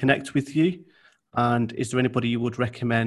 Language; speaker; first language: English; native; English